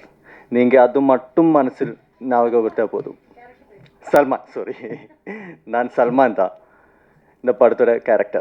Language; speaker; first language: Tamil; non-native, learner; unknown